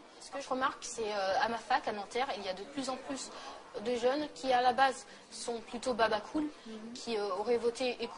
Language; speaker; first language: French; native; French